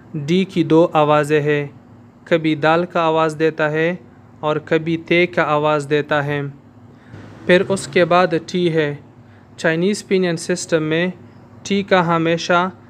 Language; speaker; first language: Urdu; non-native, local second language; Pashto